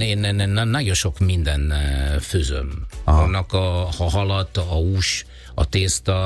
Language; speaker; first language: Hungarian; non-native, fluent; Italian